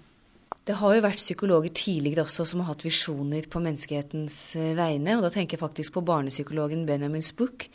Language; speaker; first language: Norwegian; native; Norwegian